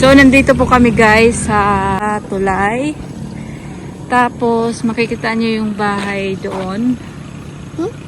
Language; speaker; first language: Filipino; non-native, local second language; Waray